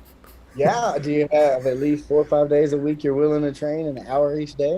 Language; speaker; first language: English; native; English